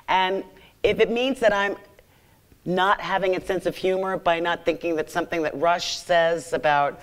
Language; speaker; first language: English; native; English